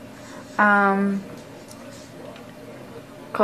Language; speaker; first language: Spanish; non-native, learner; English